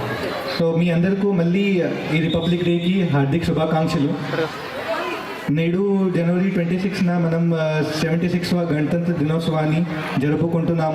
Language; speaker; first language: Telugu; non-native, learner; Hindi